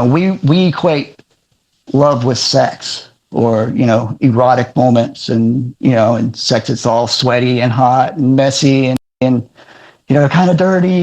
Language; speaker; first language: English; native; English